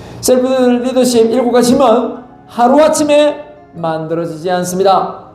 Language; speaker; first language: Korean; native; Korean